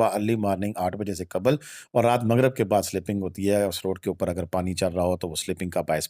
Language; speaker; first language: Hindi; non-native, local second language; Punjabi